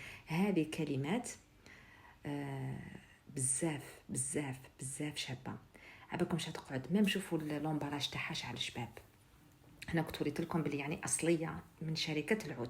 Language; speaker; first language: Arabic; native; Arabic